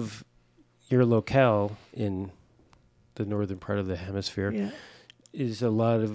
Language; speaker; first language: English; native; English